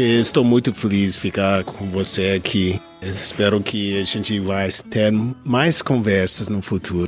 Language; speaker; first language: Portuguese; non-native, learner; English